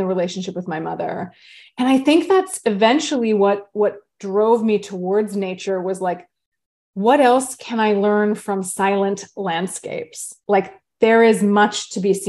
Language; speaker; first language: English; native; English